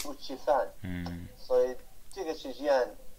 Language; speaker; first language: Chinese; non-native, learner; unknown